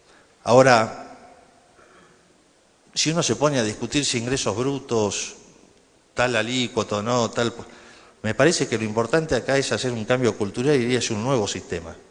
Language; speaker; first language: Spanish; native; Spanish